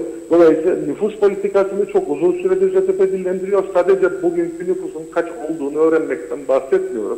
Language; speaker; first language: Turkish; native; Turkish